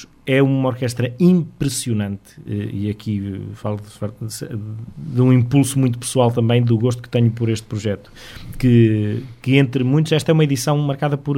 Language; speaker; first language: Portuguese; native; Portuguese